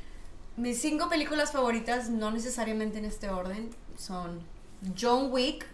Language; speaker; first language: Spanish; native; Spanish